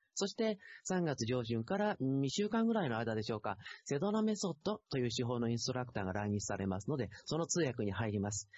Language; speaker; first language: Japanese; native; Japanese